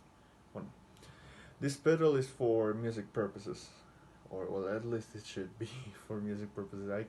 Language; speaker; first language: English; non-native, fluent; Spanish